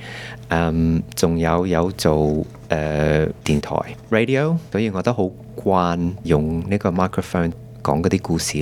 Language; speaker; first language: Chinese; early bilingual, heritage; Cantonese